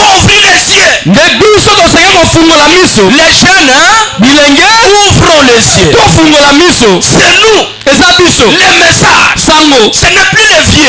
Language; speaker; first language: French; non-native, local second language; Lingala